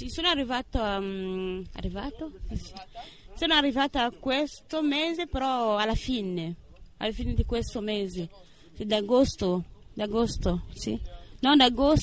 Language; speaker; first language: Italian; non-native, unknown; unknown